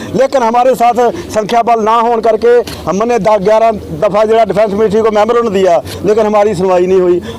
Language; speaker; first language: Hindi; non-native, local second language; Punjabi